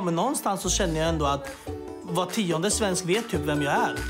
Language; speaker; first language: Swedish; native; Swedish